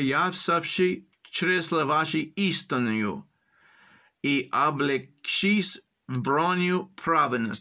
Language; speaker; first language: Russian; early bilingual, heritage; English